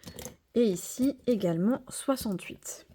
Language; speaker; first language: French; native; French